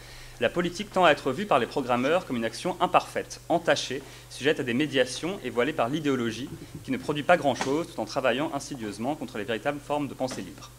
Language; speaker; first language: French; native; French